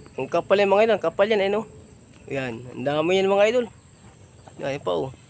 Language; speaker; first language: Filipino; non-native, local second language; Cebuano